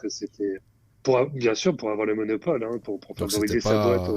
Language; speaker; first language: French; native; French